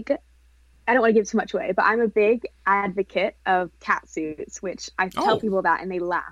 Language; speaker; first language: English; native; English